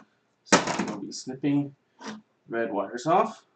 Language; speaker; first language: English; native; English